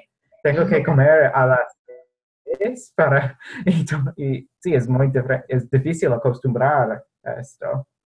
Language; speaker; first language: Spanish; non-native, fluent; English